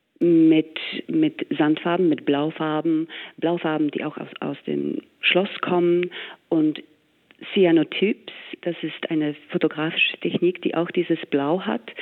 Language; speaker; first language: German; non-native, fluent; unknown